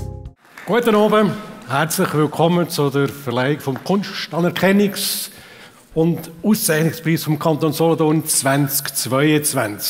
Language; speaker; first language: German; native; German